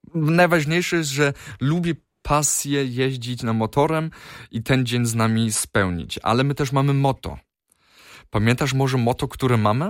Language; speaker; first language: Polish; early bilingual, heritage; Polish